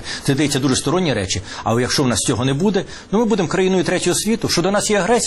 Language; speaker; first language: Ukrainian; native; Ukrainian